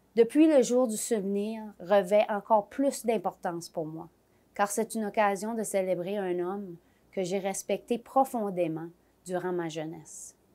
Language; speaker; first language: French; native; French